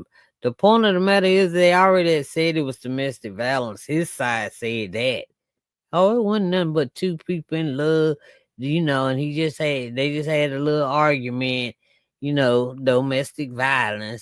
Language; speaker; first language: English; native; English